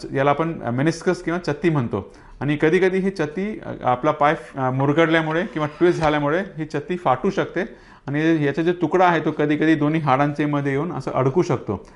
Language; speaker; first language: Marathi; non-native, local second language; Hindi